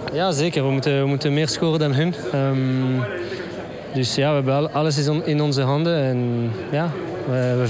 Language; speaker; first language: Dutch; non-native, local second language; French